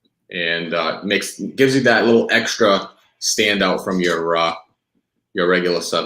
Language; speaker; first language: English; native; English